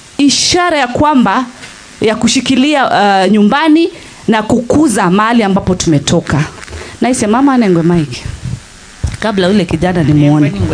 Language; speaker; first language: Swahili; non-native, local second language; Kamba